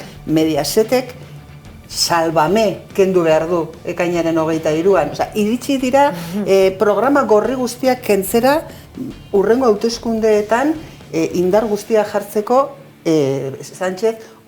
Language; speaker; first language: Basque; native; Basque